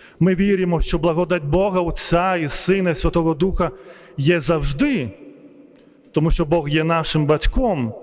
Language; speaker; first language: Ukrainian; non-native, fluent; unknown